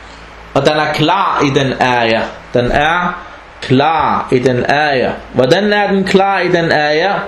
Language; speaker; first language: Danish; early bilingual, other home language; Arabic